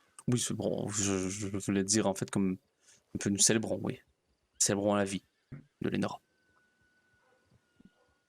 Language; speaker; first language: French; native; French